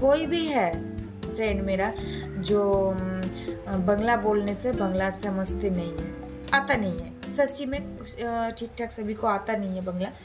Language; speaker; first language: Hindi; non-native, local second language; Bangla